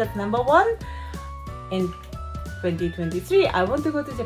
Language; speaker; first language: English; non-native, fluent; Japanese